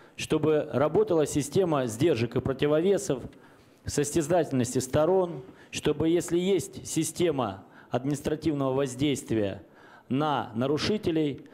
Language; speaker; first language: Russian; native; Russian